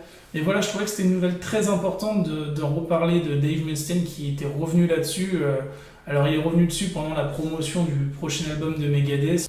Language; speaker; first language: French; native; French